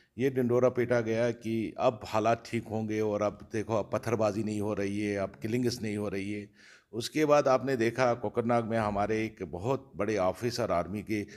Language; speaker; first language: Urdu; non-native, local second language; Kashmiri